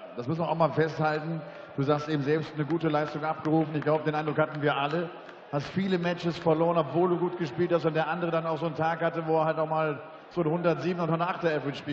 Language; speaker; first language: German; native; German